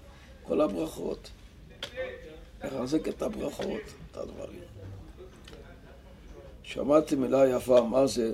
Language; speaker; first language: Hebrew; non-native, local second language; Yiddish